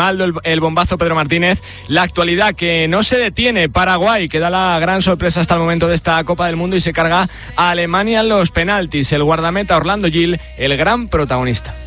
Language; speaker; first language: Spanish; native; Spanish